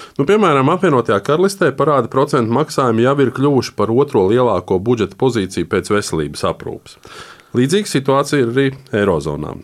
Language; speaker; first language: Latvian; native; Latvian